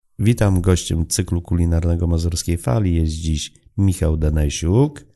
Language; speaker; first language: Polish; native; Polish